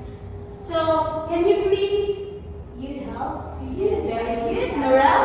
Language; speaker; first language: English; non-native, local second language; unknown